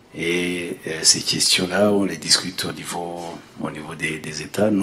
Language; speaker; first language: French; non-native, local second language; Kinyarwanda